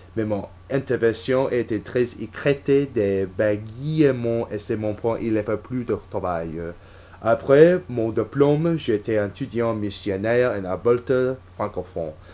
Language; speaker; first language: French; non-native, learner; English